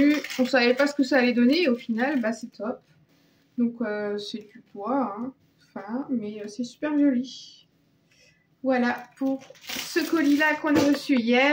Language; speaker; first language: French; native; French